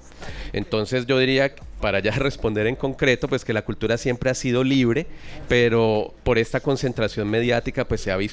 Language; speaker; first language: Spanish; native; Spanish